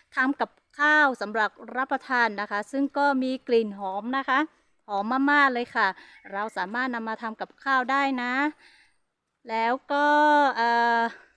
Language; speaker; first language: Thai; non-native, local second language; Hmong